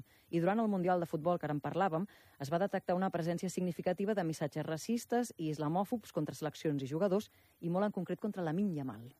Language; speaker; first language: Catalan; native; Catalan